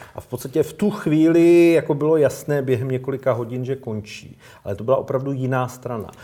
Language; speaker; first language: Czech; native; Czech